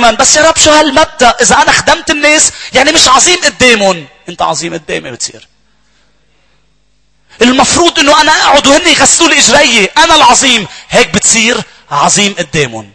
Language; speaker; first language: Arabic; native; Arabic